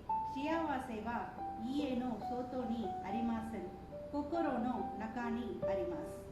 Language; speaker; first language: Japanese; non-native, learner; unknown